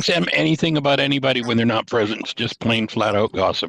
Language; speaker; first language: English; native; English